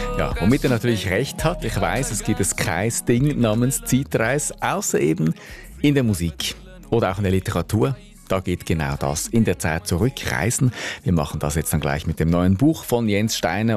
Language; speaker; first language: German; native; German